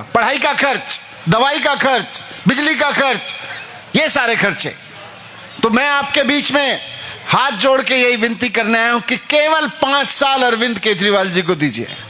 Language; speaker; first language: Hindi; native; Hindi